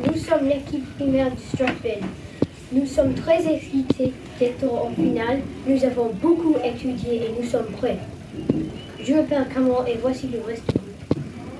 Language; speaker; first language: French; non-native, learner; English